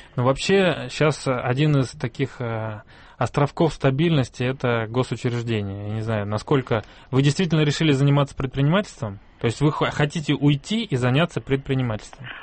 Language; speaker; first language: Russian; native; Russian